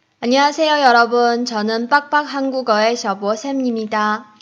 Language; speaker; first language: Korean; non-native, fluent; Chinese